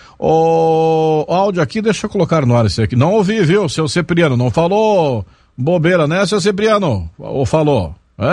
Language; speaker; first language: Portuguese; native; Portuguese